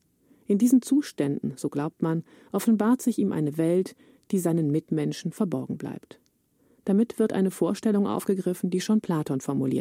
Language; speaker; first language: German; native; German